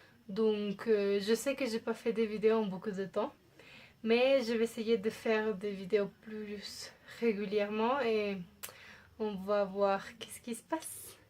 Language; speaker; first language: French; non-native, fluent; Spanish